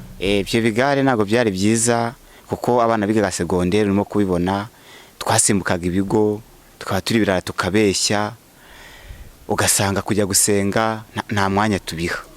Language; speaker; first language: Kinyarwanda; native; Kinyarwanda